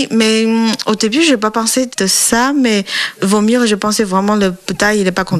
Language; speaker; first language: French; non-native, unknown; Chinese